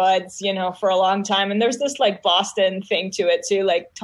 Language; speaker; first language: English; non-native, fluent; Hebrew